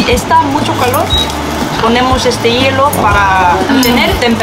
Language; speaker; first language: Spanish; non-native, learner; Korean